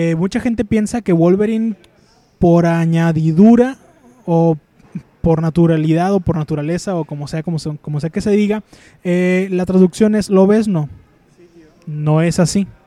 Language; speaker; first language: Spanish; native; Spanish